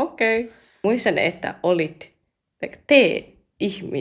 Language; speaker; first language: Finnish; non-native, learner; Japanese